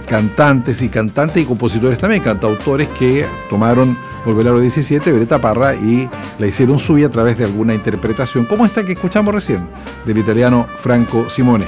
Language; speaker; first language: Spanish; native; Spanish